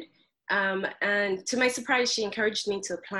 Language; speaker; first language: English; non-native, local second language; Xhosa